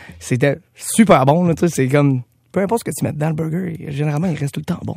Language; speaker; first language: French; native; French